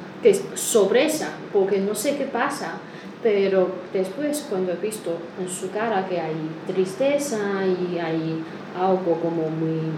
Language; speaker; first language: Spanish; non-native, learner; Chinese